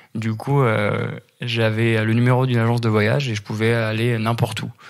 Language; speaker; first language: French; native; French